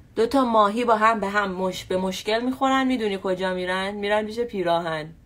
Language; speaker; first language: Persian; native; Persian